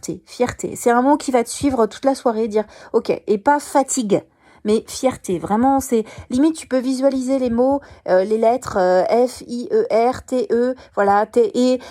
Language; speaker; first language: French; native; French